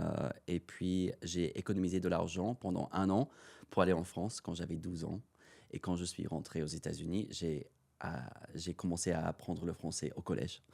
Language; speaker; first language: French; non-native, fluent; English